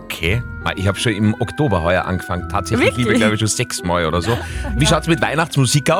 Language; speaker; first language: German; native; German